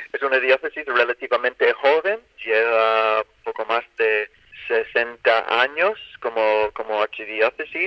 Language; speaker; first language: Spanish; non-native, fluent; English